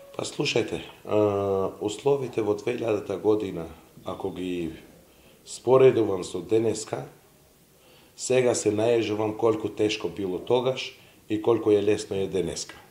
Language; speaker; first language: Macedonian; non-native, local second language; Serbian